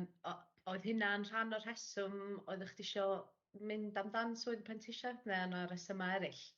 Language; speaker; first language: Welsh; native; Welsh